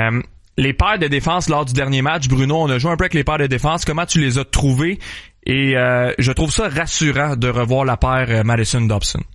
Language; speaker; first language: French; native; French